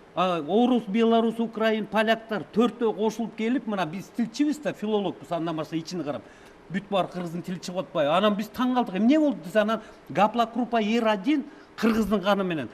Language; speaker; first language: Kyrgyz; native; Kyrgyz